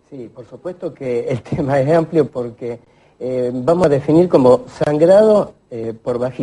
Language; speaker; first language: Spanish; native; Spanish